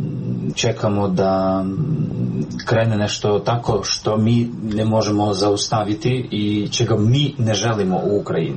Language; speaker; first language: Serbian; non-native, fluent; Ukrainian